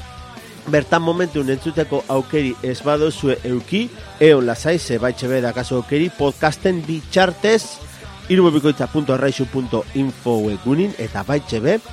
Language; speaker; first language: Basque; native; Basque